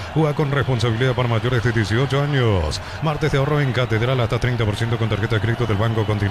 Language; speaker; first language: Spanish; native; Spanish